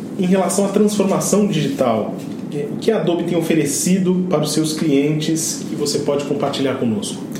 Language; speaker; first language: Portuguese; native; Portuguese